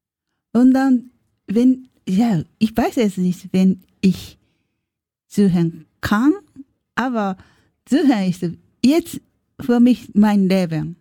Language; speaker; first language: German; non-native, learner; Japanese